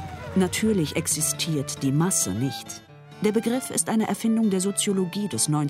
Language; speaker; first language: German; native; German